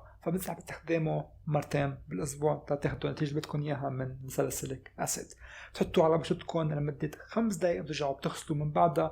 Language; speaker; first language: Arabic; native; Arabic